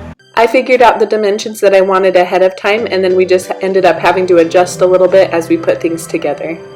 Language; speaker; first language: English; native; English